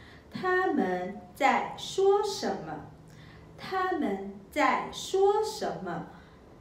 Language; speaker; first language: Chinese; non-native, local second language; Malay